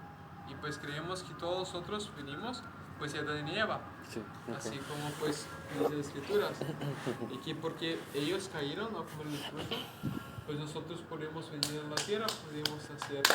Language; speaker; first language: Spanish; native; Spanish